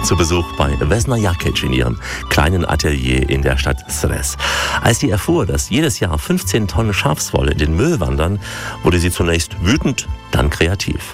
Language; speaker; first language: German; native; German